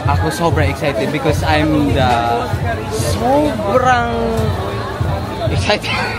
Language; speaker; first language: Filipino; non-native, local second language; Cebuano